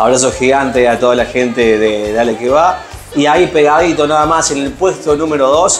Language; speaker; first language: Spanish; native; Spanish